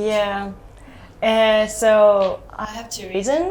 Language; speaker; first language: English; non-native, fluent; Japanese